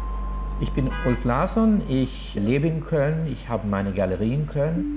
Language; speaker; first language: German; non-native, fluent; Swedish